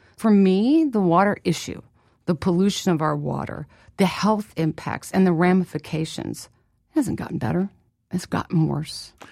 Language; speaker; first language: English; native; English